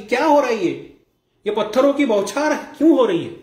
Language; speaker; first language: Hindi; non-native, local second language; Marathi